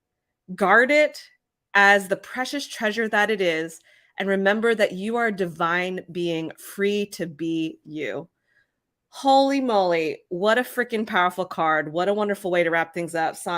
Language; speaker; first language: English; native; English